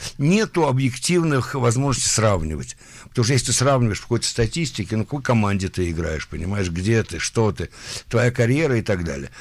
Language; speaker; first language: Russian; early bilingual, heritage; Russian